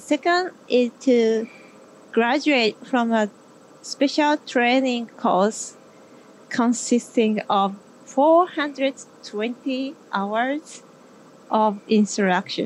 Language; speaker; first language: English; non-native, learner; Japanese